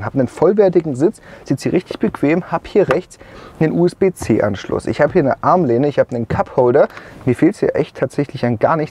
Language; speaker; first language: German; native; German